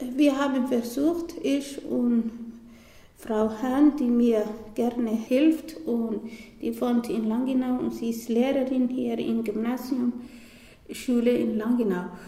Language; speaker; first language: German; non-native, learner; Somali